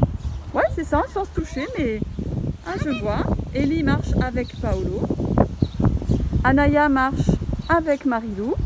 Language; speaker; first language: French; native; French